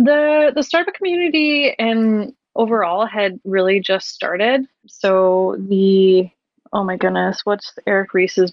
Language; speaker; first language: English; native; English